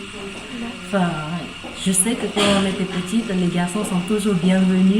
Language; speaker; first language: French; non-native, fluent; Chinese